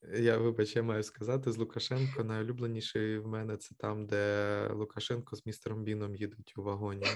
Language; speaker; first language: Ukrainian; native; Ukrainian